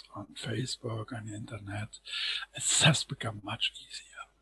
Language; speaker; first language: English; non-native, fluent; German